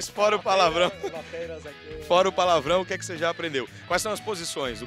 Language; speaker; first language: Portuguese; native; Portuguese